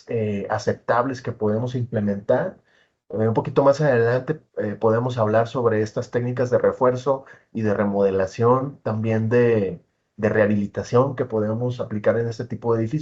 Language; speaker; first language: Spanish; native; Spanish